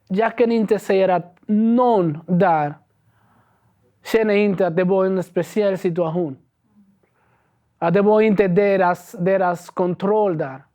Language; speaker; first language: Swedish; non-native, learner; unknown